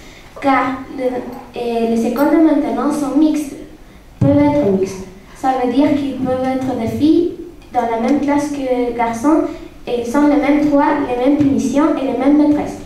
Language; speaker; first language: French; non-native, learner; Spanish